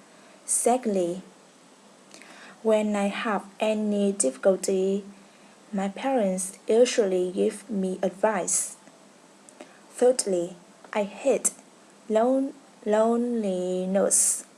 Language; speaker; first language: English; non-native, learner; Vietnamese